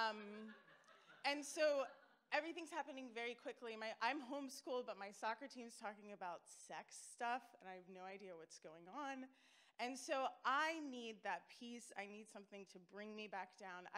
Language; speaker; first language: English; native; English